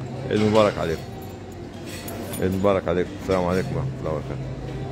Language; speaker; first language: Arabic; native; Arabic